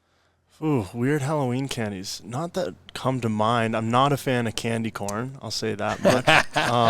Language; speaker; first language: English; native; English